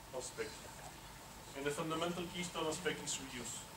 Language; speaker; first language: English; non-native, fluent; Dutch